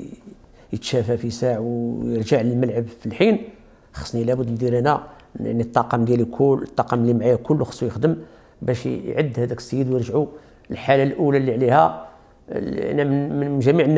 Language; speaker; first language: Arabic; native; Arabic